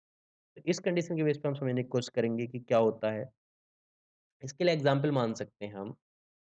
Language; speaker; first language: Hindi; native; Hindi